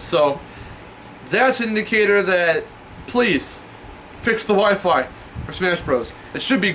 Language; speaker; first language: English; native; English